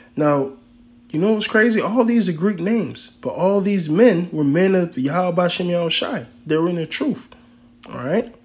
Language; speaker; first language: English; native; English